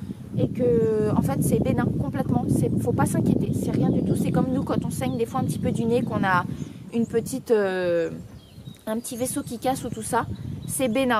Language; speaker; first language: French; native; French